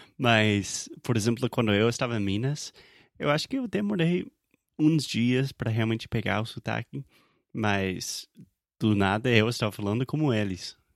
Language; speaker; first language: Portuguese; non-native, fluent; English